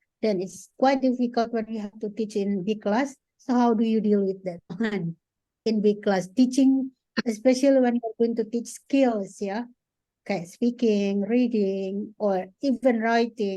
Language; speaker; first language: English; non-native, fluent; Indonesian